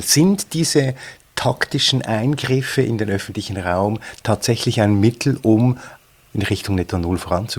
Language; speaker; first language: German; native; German